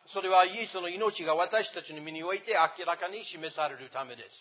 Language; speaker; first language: Japanese; non-native, fluent; English